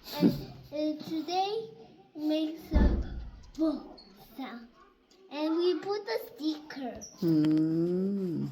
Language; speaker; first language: English; early bilingual, other home language; Korean